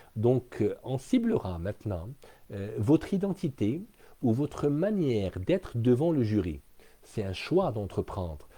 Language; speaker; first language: French; non-native, local second language; Arabic